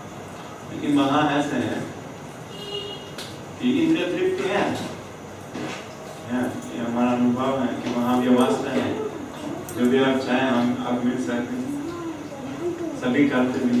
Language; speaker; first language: Hindi; non-native, fluent; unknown